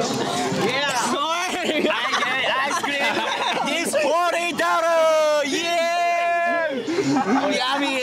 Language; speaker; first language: English; non-native, learner; Japanese